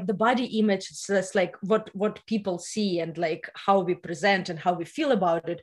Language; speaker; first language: English; non-native, fluent; Russian